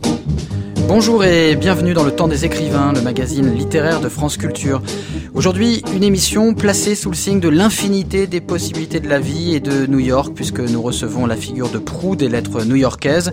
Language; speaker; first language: French; native; French